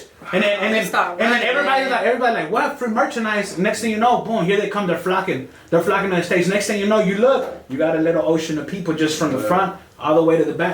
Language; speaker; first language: English; native; English